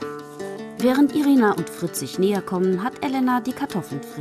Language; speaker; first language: German; native; German